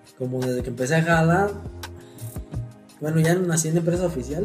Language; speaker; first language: Spanish; native; Spanish